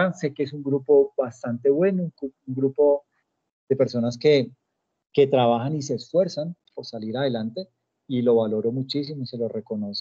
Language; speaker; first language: Spanish; native; Spanish